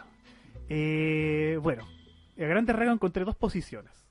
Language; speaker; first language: Spanish; native; Spanish